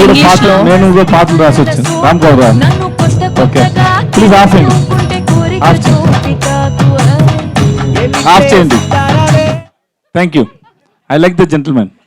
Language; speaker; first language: Telugu; non-native, learner; Tamil